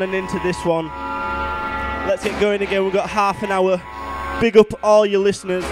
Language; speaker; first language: English; native; English